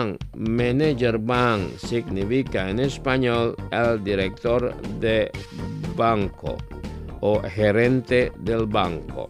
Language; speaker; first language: Spanish; non-native, fluent; Indonesian